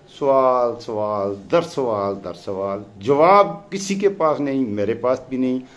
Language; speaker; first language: Urdu; non-native, local second language; Pashto